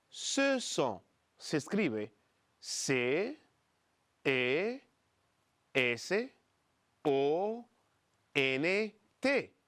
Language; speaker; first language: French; non-native, fluent; Spanish